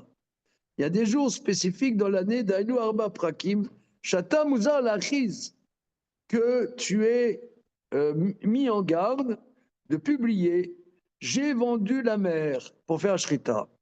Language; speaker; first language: French; native; French